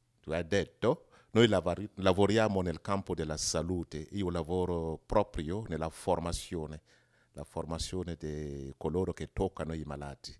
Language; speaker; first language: Italian; non-native, fluent; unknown